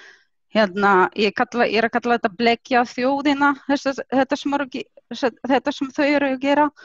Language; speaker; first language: Icelandic; non-native, fluent; Polish